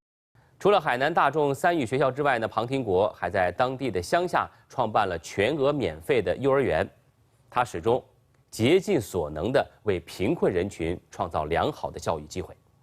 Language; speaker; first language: Chinese; native; Chinese